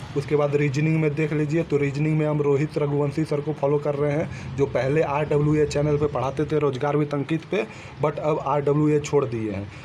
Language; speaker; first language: Hindi; native; Hindi